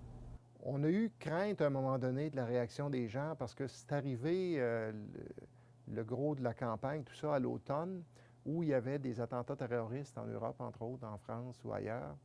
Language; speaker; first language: French; native; French